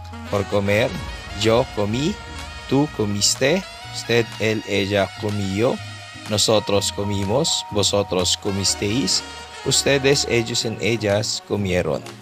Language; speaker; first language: Spanish; non-native, fluent; Filipino